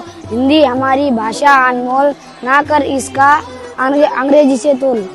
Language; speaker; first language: Hindi; non-native, local second language; Telugu